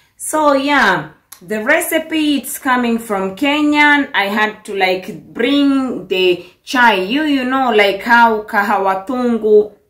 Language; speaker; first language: English; non-native, local second language; Swahili